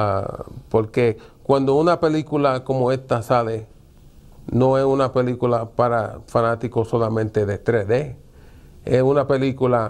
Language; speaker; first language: Spanish; early bilingual, heritage; Spanish